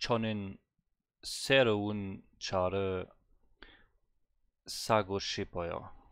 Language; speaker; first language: Korean; non-native, learner; German